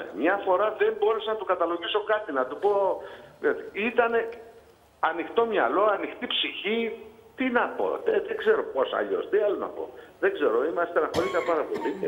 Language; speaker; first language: Greek; native; Greek